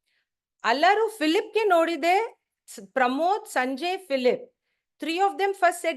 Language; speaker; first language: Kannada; non-native, learner; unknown